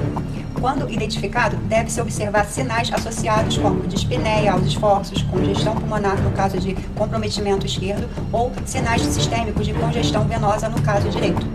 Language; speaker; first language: Portuguese; native; Portuguese